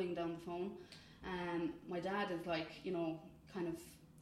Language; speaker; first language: English; native; English